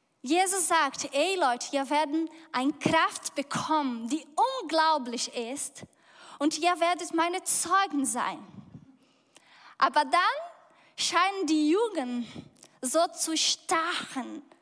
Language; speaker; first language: German; non-native, fluent; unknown